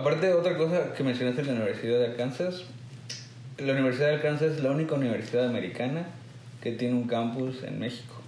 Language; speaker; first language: Spanish; native; Spanish